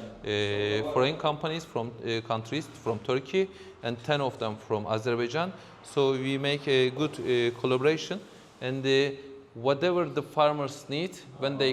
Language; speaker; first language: English; non-native, fluent; Turkish